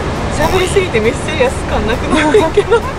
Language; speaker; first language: Japanese; native; Japanese